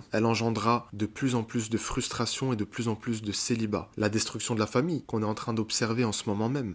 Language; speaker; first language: French; native; French